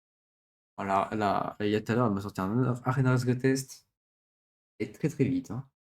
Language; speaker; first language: French; native; French